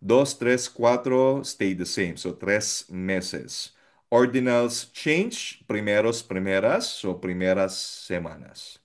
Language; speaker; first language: Spanish; non-native, fluent; Filipino